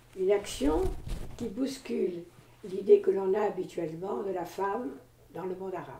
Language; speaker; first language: French; native; French